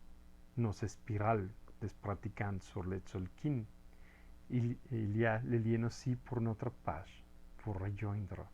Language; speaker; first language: French; non-native, fluent; Spanish